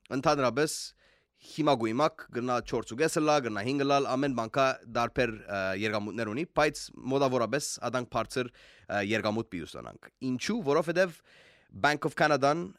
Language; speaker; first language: Armenian; early bilingual, heritage; Armenian